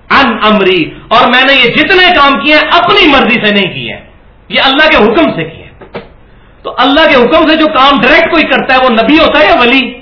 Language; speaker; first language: Urdu; non-native, local second language; Punjabi